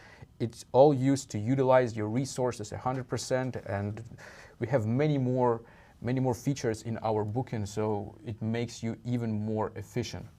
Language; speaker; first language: English; non-native, fluent; Russian